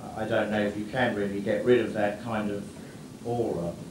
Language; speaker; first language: English; native; English